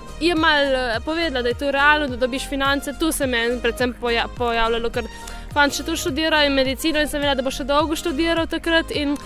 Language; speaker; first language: Slovenian; native; Slovenian